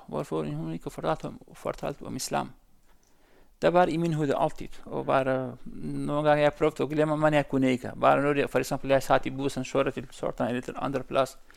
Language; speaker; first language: Norwegian; non-native, learner; Central Kurdish